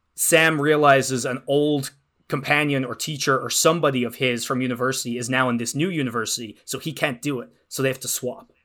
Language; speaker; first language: English; native; English